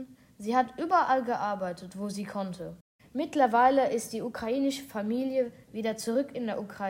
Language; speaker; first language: German; non-native, local second language; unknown